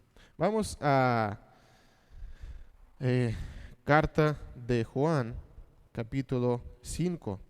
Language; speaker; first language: Spanish; non-native, fluent; Russian